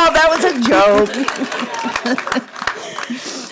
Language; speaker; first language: English; native; English